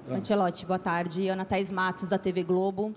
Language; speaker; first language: Portuguese; native; Portuguese